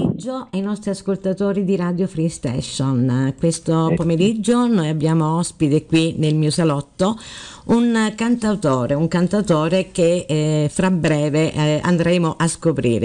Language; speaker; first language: Italian; native; Italian